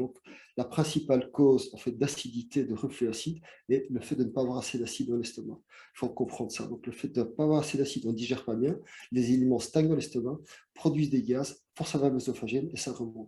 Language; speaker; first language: French; native; French